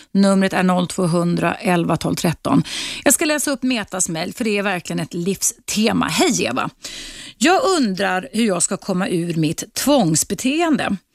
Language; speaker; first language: Swedish; native; Swedish